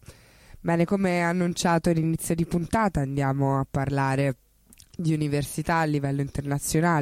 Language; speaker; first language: Italian; native; Italian